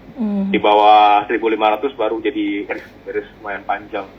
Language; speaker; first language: Indonesian; native; Indonesian